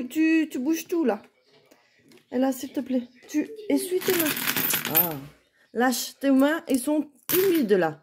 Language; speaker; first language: French; native; French